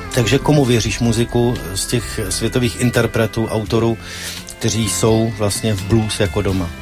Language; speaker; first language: Czech; native; Czech